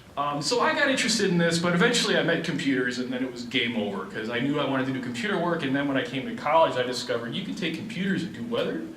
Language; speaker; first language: English; native; English